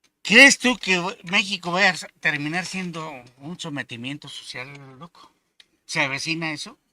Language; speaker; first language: Spanish; native; Spanish